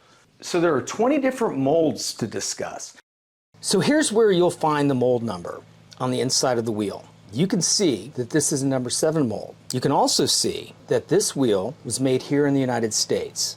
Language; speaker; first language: English; native; English